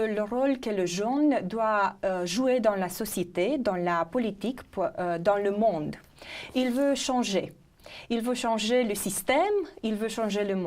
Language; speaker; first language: French; non-native, fluent; Romanian